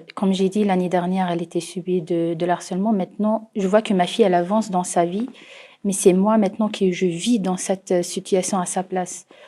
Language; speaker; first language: French; non-native, fluent; Arabic